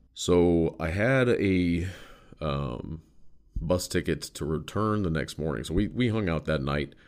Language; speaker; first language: English; native; English